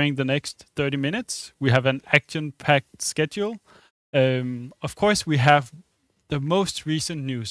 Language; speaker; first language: English; non-native, fluent; Danish